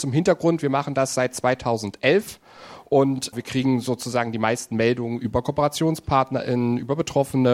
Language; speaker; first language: German; native; German